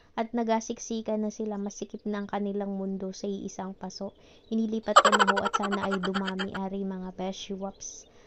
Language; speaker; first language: Filipino; non-native, local second language; Hiligaynon